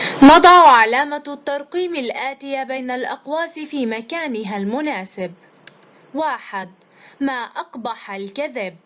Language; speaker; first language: Arabic; native; Arabic